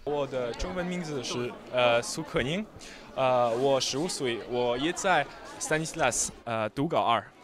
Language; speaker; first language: Chinese; non-native, learner; French